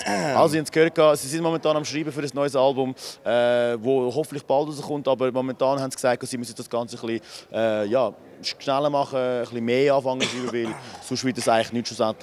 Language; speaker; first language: German; native; German